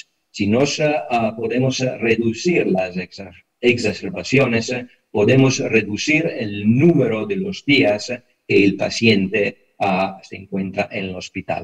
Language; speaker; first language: Spanish; non-native, fluent; Italian